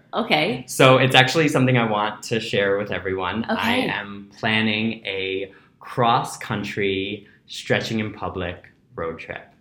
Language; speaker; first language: English; native; English